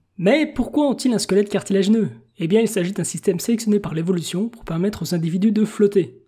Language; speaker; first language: French; native; French